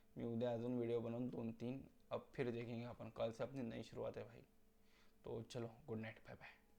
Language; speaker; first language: Hindi; non-native, local second language; Marathi